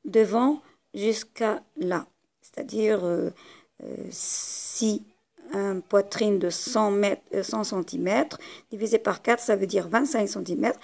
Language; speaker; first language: French; non-native, local second language; Arabic